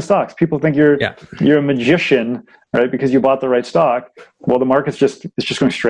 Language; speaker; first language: English; native; English